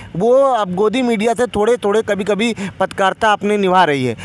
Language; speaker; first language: Hindi; native; Hindi